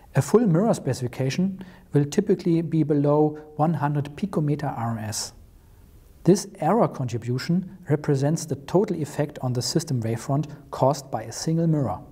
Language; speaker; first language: English; non-native, fluent; German